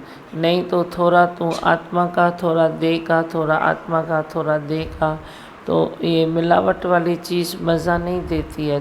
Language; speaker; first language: Hindi; non-native, local second language; Sindhi